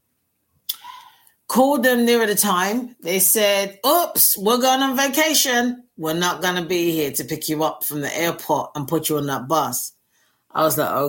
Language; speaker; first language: English; native; English